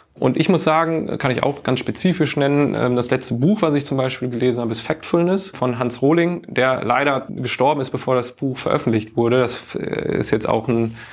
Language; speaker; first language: German; native; German